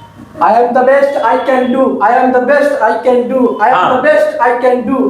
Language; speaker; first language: English; non-native, learner; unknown